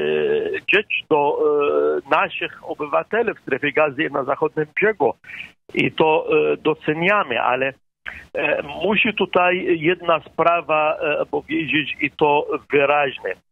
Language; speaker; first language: Polish; non-native, fluent; Arabic